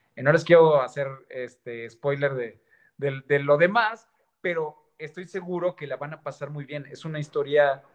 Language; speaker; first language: Spanish; native; Spanish